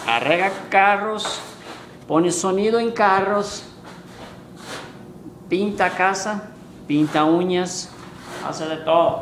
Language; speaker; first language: Spanish; non-native, fluent; Portuguese